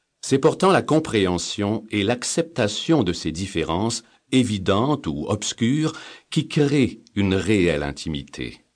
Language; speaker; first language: French; native; French